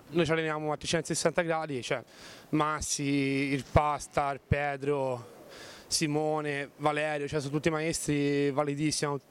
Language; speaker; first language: Italian; native; Italian